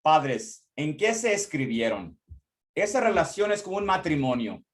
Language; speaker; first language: Spanish; early bilingual, heritage; Spanish